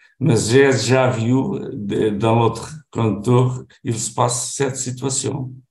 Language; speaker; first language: French; non-native, learner; Portuguese